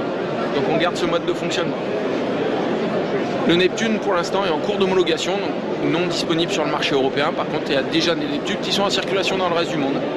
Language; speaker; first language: French; native; French